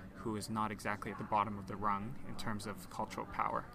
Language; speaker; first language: English; non-native, local second language; Cantonese